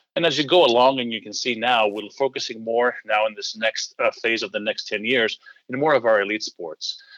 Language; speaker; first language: English; early bilingual, heritage; Greek